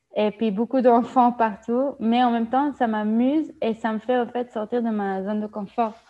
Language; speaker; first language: French; non-native, fluent; Hebrew